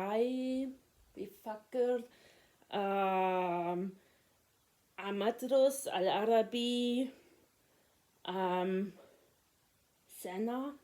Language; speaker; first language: Arabic; non-native, learner; German